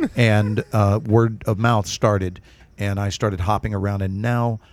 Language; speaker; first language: English; native; English